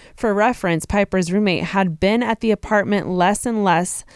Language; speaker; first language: English; native; English